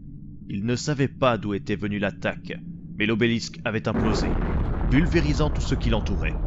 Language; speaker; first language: French; native; French